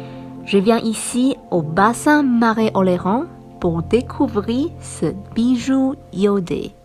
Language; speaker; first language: French; non-native, fluent; Chinese